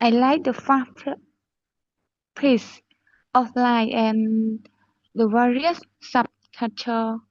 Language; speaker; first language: English; non-native, learner; Khmer